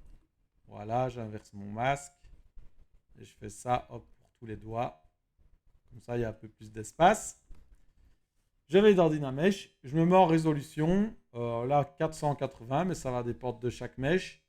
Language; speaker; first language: French; native; French